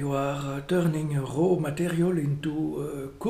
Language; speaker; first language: English; non-native, fluent; French